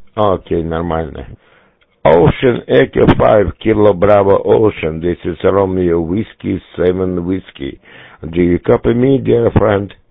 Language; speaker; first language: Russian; native; Russian